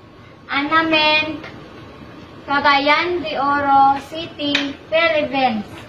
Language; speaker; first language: Arabic; non-native, learner; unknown